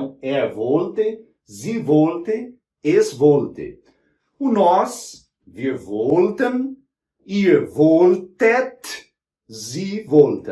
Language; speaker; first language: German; non-native, fluent; Portuguese